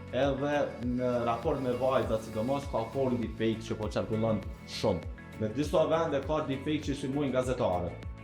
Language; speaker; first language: Albanian; native; Albanian